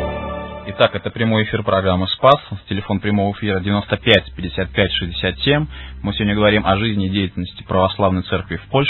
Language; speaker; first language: Russian; native; Russian